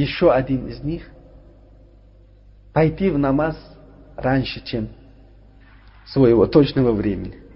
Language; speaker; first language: Russian; non-native, learner; Uzbek